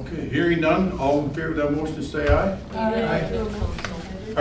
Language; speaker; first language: English; native; English